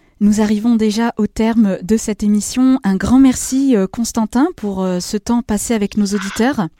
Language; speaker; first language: French; native; French